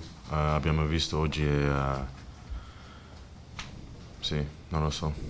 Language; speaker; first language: Italian; non-native, learner; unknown